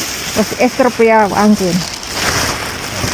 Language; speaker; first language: Spanish; non-native, learner; Filipino